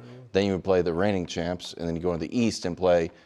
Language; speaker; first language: English; native; English